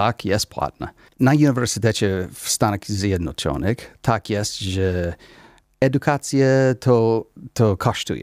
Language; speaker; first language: Polish; non-native, learner; English